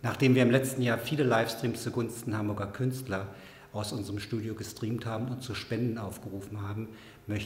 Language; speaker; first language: German; native; German